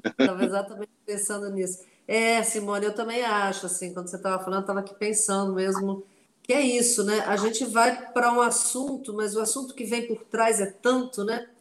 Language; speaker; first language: Portuguese; non-native, local second language; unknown